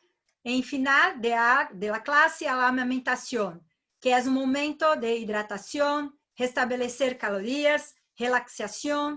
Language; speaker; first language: Spanish; non-native, learner; Portuguese